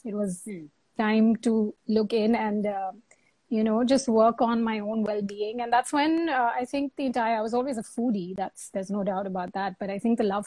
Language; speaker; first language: English; non-native, local second language; Hindi